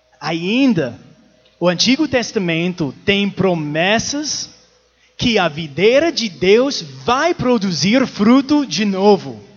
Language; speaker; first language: Portuguese; non-native, learner; English